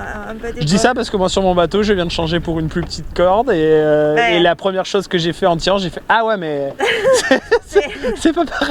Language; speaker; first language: French; native; French